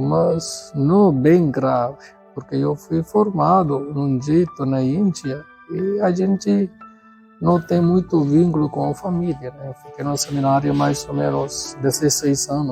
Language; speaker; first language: Portuguese; non-native, fluent; Tamil